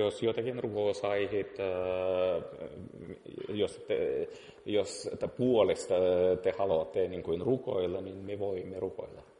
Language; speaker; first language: Finnish; non-native, fluent; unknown